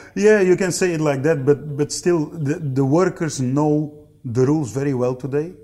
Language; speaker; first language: English; non-native, fluent; Dutch